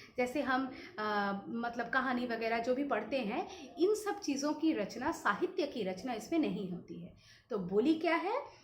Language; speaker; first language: Hindi; non-native, local second language; Bangla